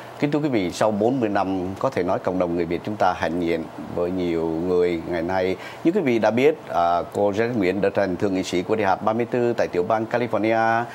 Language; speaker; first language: Vietnamese; native; Vietnamese